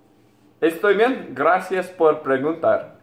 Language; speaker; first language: Spanish; non-native, learner; English